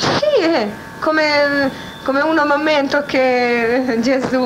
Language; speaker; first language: Italian; non-native, learner; Croatian